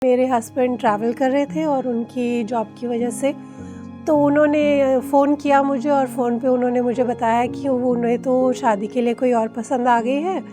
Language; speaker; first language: Hindi; native; Hindi